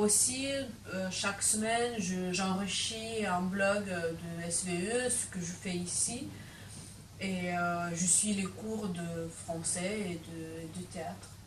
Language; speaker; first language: French; non-native, fluent; Lithuanian